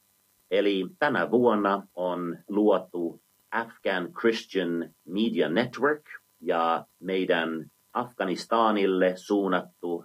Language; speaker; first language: Finnish; non-native, fluent; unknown